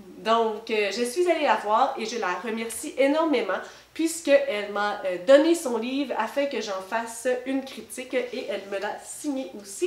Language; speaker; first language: French; native; French